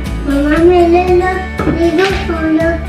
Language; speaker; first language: French; native; French